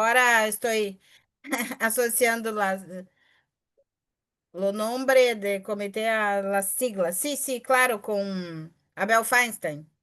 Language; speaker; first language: Spanish; non-native, fluent; Portuguese